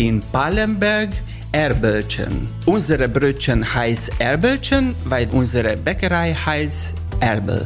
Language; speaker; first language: German; non-native, learner; Hungarian